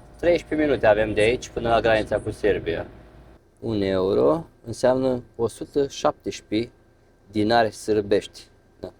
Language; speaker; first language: Romanian; native; Romanian